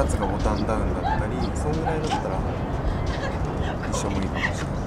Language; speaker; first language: Japanese; native; Japanese